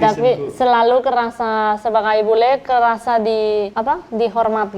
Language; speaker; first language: Indonesian; non-native, fluent; Spanish